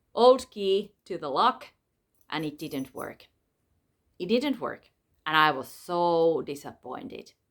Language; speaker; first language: English; non-native, fluent; Finnish